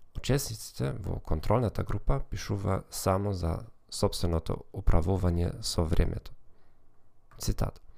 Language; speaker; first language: Macedonian; non-native, learner; German